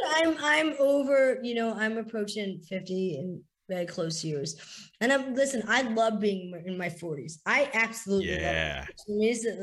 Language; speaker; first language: English; native; English